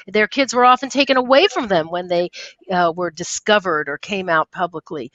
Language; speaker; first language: English; native; English